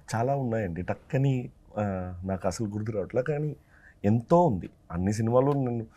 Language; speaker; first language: Telugu; non-native, fluent; Tamil